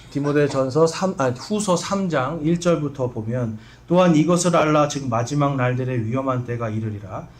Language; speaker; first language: Korean; native; Korean